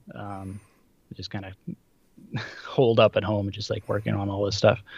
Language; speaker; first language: English; early bilingual, other home language; Russian